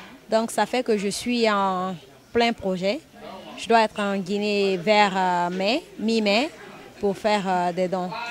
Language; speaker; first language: French; non-native, local second language; Fula